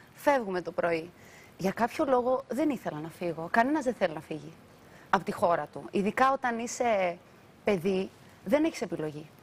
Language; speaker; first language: Greek; early bilingual, other home language; Albanian